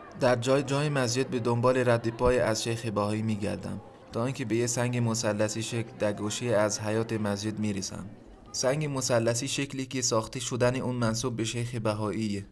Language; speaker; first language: Persian; non-native, fluent; Arabic